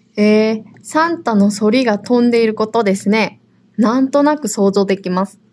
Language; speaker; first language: Japanese; non-native, fluent; Korean